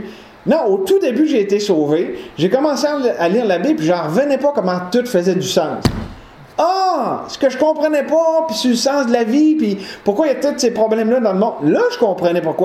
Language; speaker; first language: French; native; French